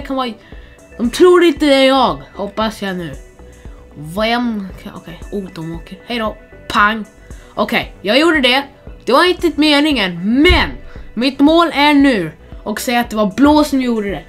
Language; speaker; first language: Swedish; non-native, fluent; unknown